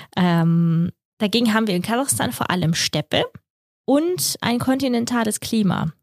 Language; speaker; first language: German; early bilingual, other home language; Russian